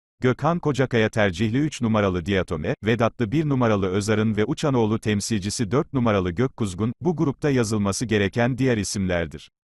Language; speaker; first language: Turkish; native; Turkish